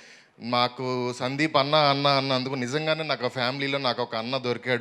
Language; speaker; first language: Telugu; native; Telugu